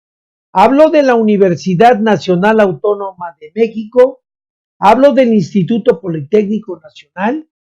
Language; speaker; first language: Spanish; native; Spanish